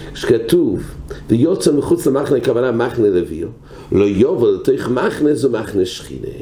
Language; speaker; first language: Hebrew; non-native, fluent; English